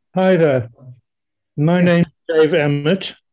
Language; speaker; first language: English; native; English